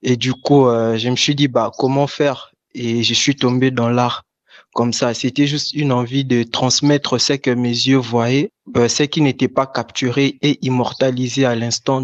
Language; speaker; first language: French; non-native, local second language; Lingala